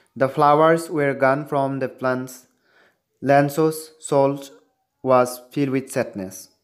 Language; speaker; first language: English; non-native, local second language; Assamese